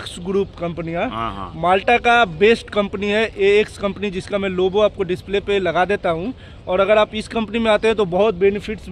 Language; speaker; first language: Hindi; native; Hindi